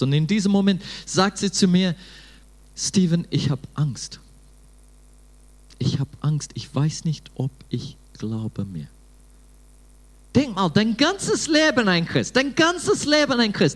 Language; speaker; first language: German; non-native, fluent; English